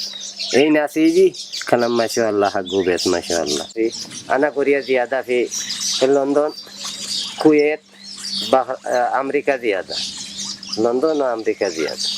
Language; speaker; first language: Arabic; non-native, learner; Bangla